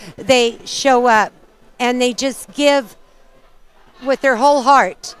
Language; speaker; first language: English; early bilingual, other home language; Portuguese